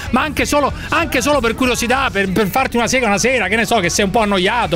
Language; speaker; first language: Italian; native; Italian